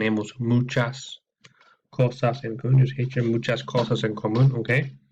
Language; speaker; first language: Spanish; non-native, fluent; English